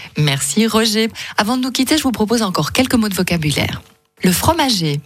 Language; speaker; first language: French; native; French